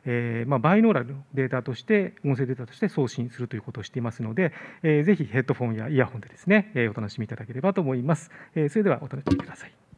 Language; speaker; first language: Japanese; native; Japanese